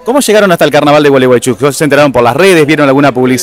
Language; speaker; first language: Spanish; native; Spanish